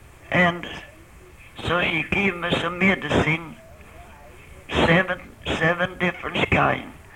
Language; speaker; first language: English; non-native, fluent; Swedish